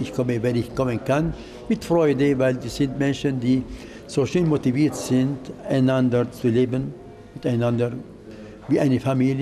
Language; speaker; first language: German; non-native, fluent; Arabic